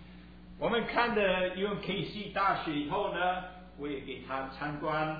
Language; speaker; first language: Chinese; early bilingual, heritage; Chinese